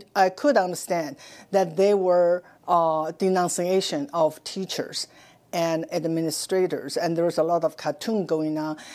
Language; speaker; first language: English; non-native, fluent; Chinese